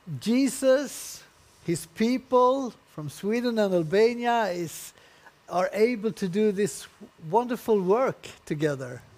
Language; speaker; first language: English; non-native, learner; Swedish